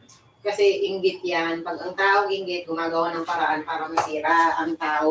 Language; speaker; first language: Filipino; native; Filipino